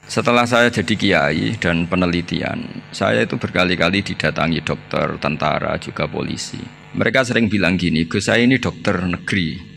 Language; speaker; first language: Indonesian; non-native, local second language; Javanese